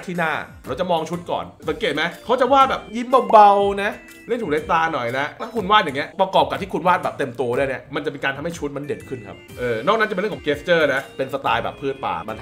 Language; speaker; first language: Thai; native; Thai